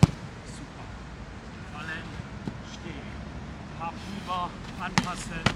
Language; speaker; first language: German; native; German